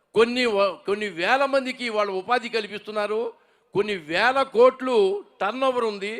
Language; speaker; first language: Telugu; native; Telugu